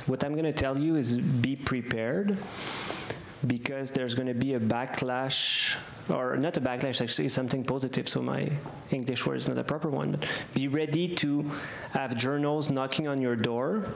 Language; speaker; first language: English; non-native, fluent; French